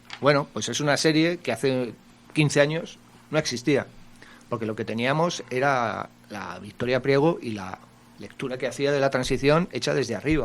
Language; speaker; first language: Spanish; native; Spanish